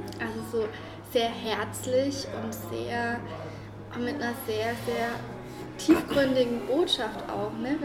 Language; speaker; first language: German; native; German